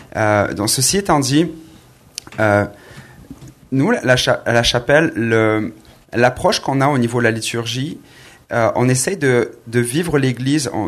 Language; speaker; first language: French; native; French